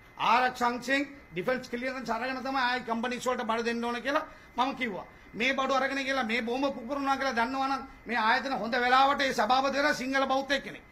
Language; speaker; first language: Sinhala; non-native, local second language; Tamil